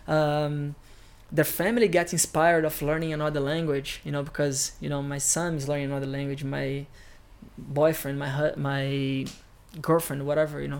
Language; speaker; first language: English; non-native, fluent; Portuguese